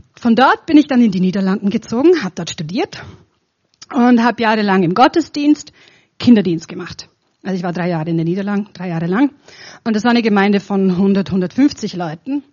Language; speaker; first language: German; non-native, fluent; Romanian